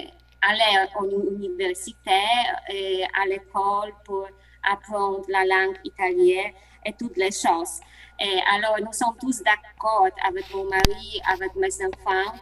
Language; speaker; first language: French; non-native, learner; Polish